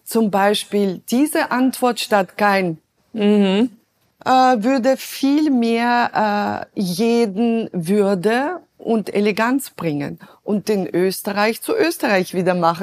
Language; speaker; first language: German; non-native, fluent; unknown